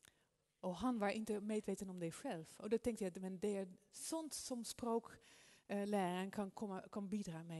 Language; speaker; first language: Swedish; non-native, fluent; Dutch